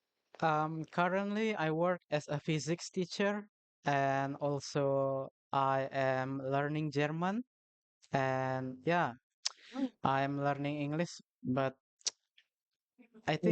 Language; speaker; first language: English; non-native, learner; Indonesian